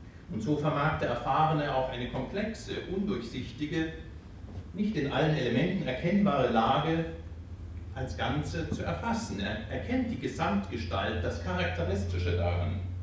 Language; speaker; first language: German; native; German